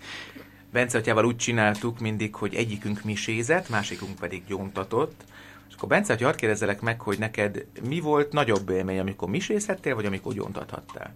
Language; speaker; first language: Hungarian; native; Hungarian